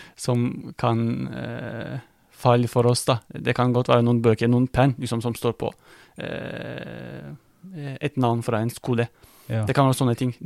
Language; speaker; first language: Norwegian; non-native, fluent; Turkish